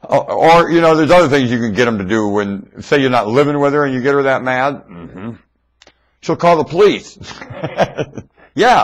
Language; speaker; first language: English; native; English